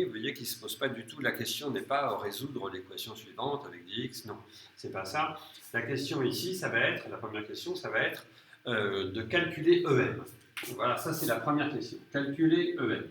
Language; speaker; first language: French; native; French